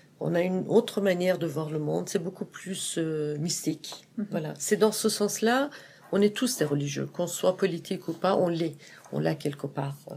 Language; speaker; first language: French; non-native, fluent; Persian